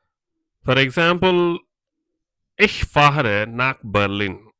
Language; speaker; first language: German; non-native, fluent; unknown